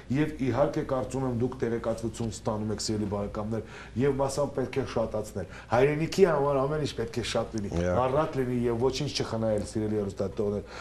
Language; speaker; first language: Armenian; native; Armenian